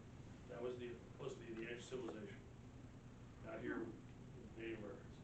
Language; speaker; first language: English; native; English